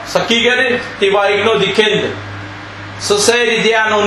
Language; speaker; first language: Danish; non-native, fluent; Arabic